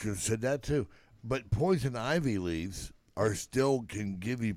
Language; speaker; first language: English; native; English